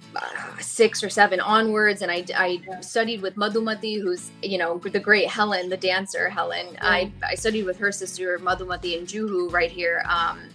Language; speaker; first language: English; early bilingual, other home language; Gujarati